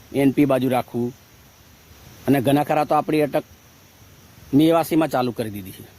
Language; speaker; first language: Gujarati; native; Gujarati